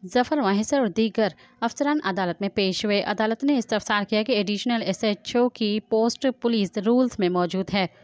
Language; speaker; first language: Urdu; non-native, local second language; Sindhi